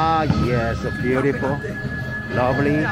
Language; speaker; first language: English; non-native, learner; Korean